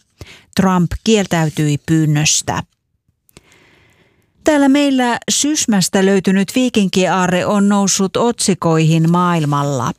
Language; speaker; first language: Finnish; native; Finnish